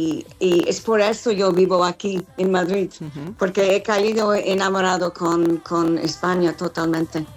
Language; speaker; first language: Spanish; non-native, fluent; English